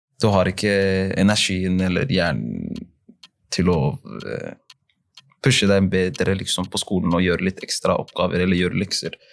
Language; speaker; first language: Norwegian; early bilingual, other home language; Somali